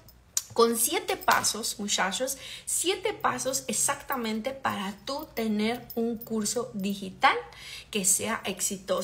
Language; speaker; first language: Spanish; native; Spanish